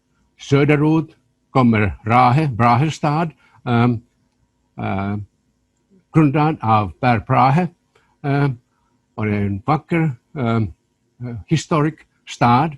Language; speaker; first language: Swedish; non-native, local second language; Finnish